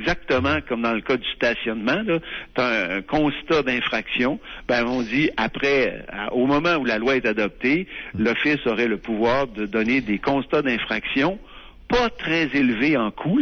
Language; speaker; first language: French; native; French